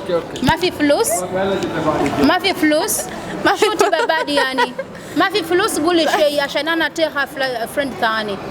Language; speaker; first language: Arabic; non-native, learner; Ganda